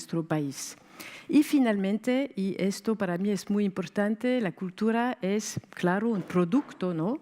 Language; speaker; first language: Spanish; non-native, fluent; French